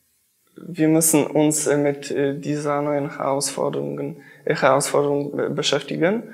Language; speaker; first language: German; non-native, fluent; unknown